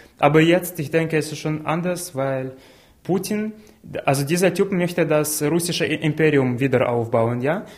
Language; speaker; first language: German; non-native, fluent; Ukrainian